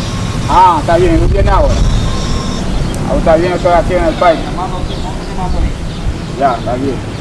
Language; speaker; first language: Spanish; non-native, learner; Haitian Creole